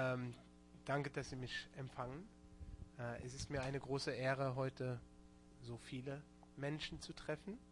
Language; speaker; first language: German; non-native, local second language; Luxembourgish